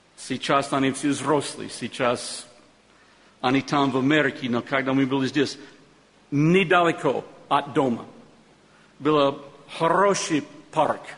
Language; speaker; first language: Russian; non-native, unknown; English